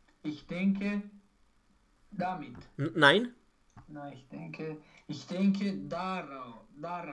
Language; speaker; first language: German; non-native, learner; Romanian